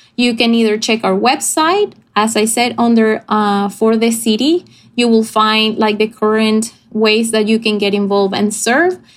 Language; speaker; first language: English; non-native, fluent; Spanish